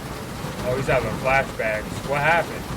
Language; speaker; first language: English; native; English